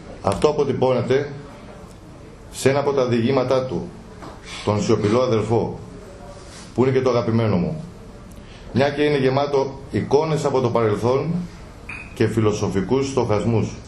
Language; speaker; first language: Greek; native; Greek